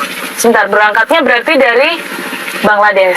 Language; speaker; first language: Indonesian; native; Indonesian